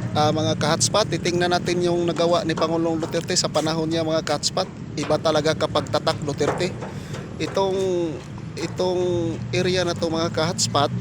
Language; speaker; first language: Filipino; non-native, local second language; Cebuano